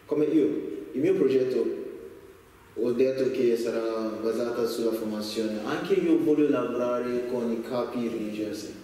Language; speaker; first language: Italian; non-native, learner; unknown